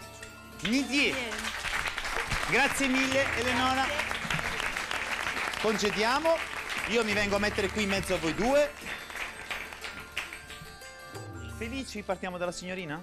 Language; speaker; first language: Italian; native; Italian